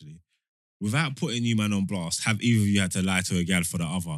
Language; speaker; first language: English; native; English